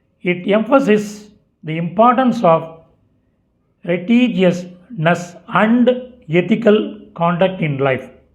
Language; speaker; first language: English; non-native, local second language; Tamil